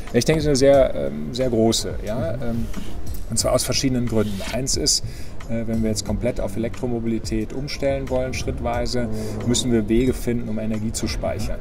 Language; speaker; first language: German; native; German